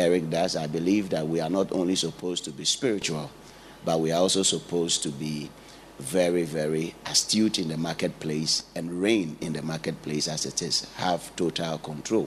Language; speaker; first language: English; non-native, local second language; Akan